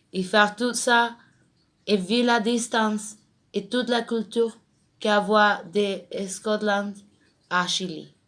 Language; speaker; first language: French; non-native, learner; Spanish